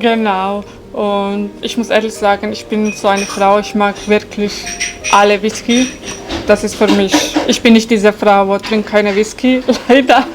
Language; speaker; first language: German; non-native, fluent; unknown